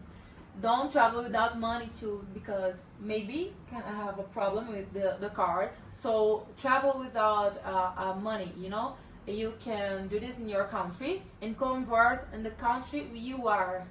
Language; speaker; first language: English; non-native, learner; Portuguese